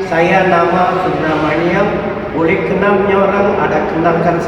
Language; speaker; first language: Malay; non-native, local second language; Tamil